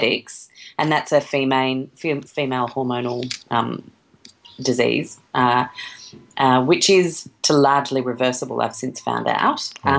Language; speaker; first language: English; native; English